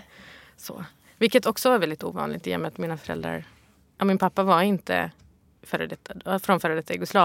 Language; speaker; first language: Swedish; early bilingual, other home language; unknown